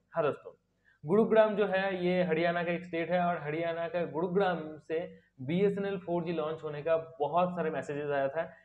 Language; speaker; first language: Hindi; non-native, local second language; Bangla